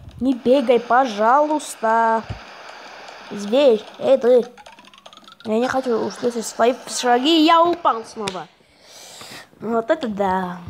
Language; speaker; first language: Russian; non-native, fluent; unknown